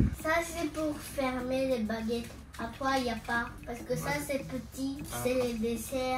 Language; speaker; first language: French; early bilingual, heritage; French